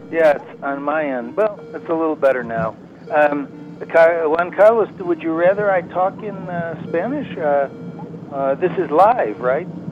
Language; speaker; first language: English; native; English